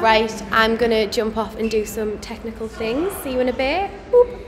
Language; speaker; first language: English; native; English